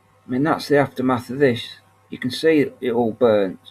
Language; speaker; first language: English; native; English